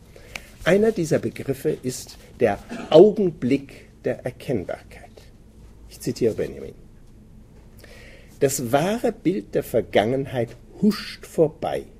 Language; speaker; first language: German; native; German